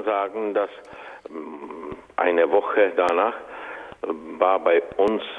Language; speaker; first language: German; non-native, fluent; Czech